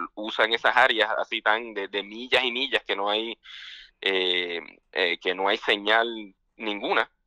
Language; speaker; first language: Spanish; native; Spanish